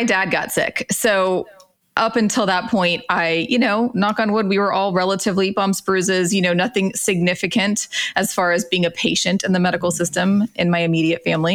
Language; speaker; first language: English; native; English